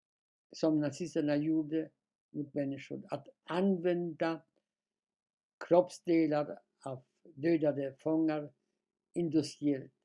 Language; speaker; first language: Swedish; non-native, fluent; Polish